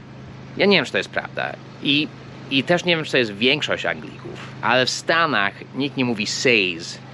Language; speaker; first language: Polish; non-native, fluent; English